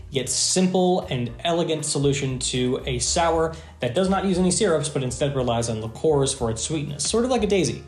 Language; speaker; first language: English; native; English